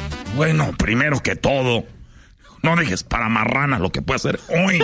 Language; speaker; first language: Spanish; native; Spanish